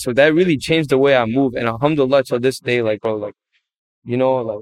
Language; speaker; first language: English; native; English